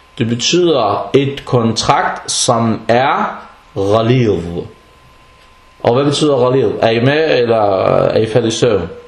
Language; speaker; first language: Danish; early bilingual, other home language; Arabic